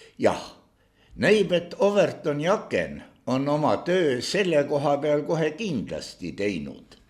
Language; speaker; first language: Estonian; native; Estonian